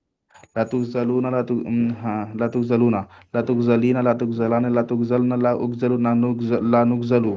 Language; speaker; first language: Arabic; non-native, learner; Urdu